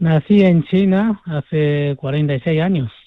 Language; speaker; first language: Spanish; non-native, fluent; Chinese